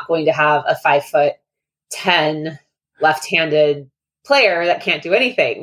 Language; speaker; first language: English; native; English